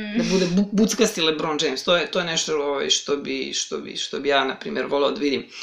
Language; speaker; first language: Serbian; native; Serbian